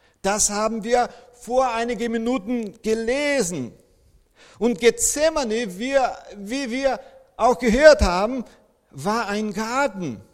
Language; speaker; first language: German; non-native, fluent; Portuguese